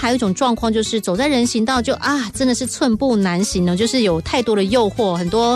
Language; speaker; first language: Chinese; native; Chinese